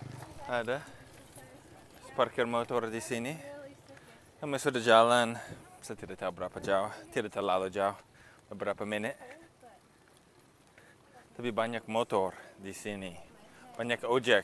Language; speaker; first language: Indonesian; non-native, fluent; English